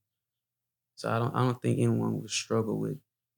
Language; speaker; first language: English; native; English